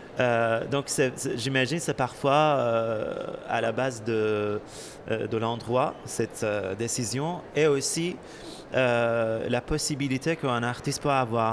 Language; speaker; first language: French; non-native, fluent; Persian